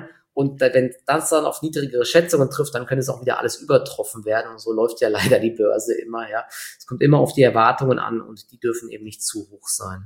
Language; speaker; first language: German; native; German